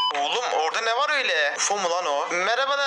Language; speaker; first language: Turkish; native; Turkish